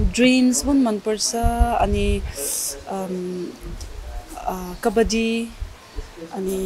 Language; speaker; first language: Nepali; non-native, fluent; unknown